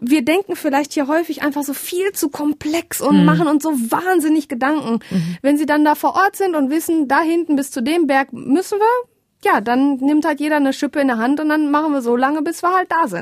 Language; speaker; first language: German; native; German